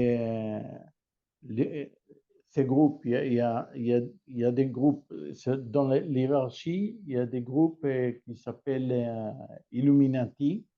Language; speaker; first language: French; non-native, learner; Hebrew